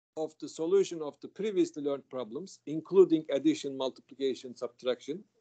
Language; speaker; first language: English; non-native, fluent; Turkish